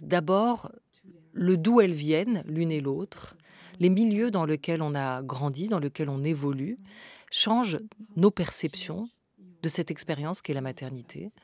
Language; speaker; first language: French; native; French